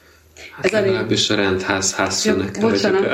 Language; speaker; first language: Hungarian; native; Hungarian